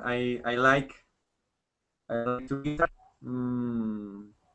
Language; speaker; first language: English; non-native, learner; Spanish